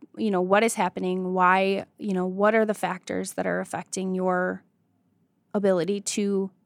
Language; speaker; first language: English; native; English